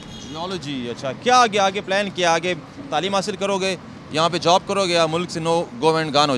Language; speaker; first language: Urdu; native; Urdu